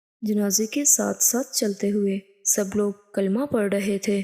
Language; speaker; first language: Urdu; native; Urdu